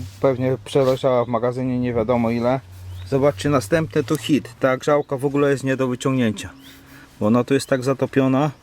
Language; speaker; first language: Polish; native; Polish